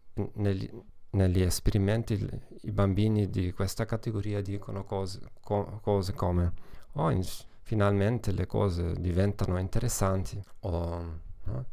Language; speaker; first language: Italian; non-native, fluent; German